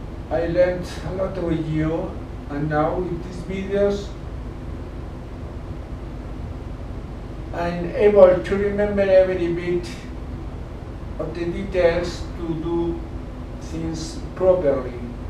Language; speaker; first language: English; non-native, learner; Spanish